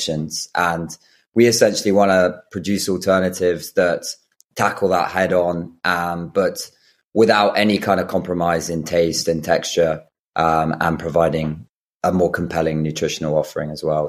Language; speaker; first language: English; native; English